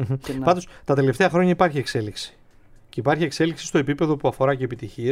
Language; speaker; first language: Greek; native; Greek